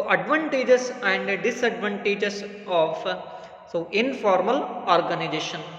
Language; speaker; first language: English; non-native, local second language; Kannada